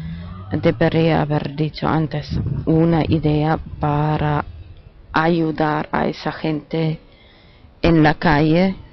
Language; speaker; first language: Spanish; non-native, fluent; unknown